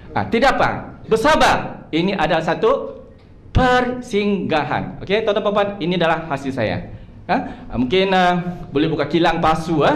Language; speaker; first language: Malay; non-native, local second language; Chinese